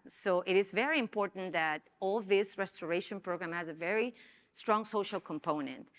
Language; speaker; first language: English; non-native, fluent; Spanish